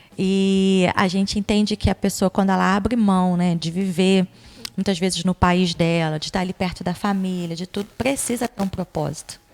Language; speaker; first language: Portuguese; native; Portuguese